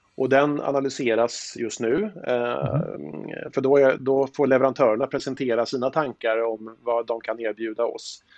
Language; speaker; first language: Swedish; native; Swedish